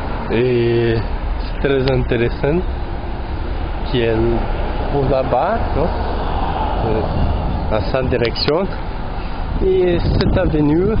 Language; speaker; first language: French; non-native, learner; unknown